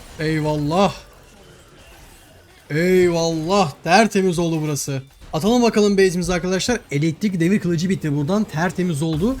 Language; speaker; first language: Turkish; native; Turkish